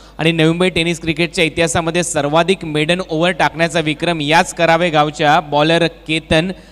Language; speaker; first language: Marathi; native; Marathi